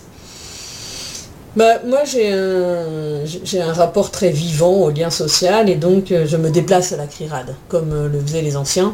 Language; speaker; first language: French; native; French